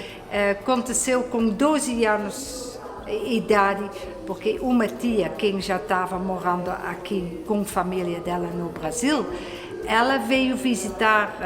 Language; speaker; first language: Portuguese; non-native, fluent; Dutch